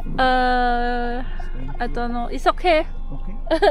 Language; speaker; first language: English; non-native, learner; Thai